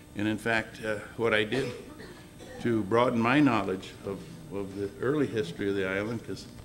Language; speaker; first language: English; native; English